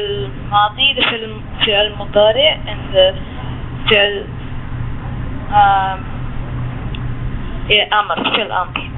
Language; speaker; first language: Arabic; non-native, learner; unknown